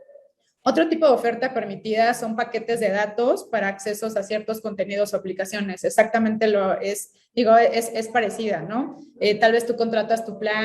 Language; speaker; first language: Spanish; native; Spanish